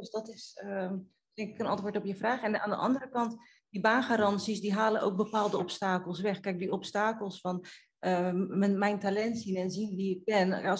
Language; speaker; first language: Dutch; early bilingual, other home language; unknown